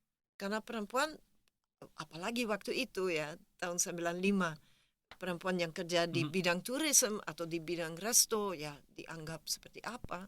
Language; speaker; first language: Indonesian; non-native, fluent; Dutch